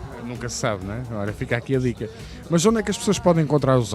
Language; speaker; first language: Portuguese; native; Portuguese